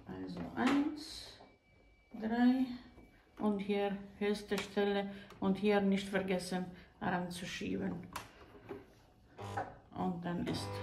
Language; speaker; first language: German; non-native, fluent; Croatian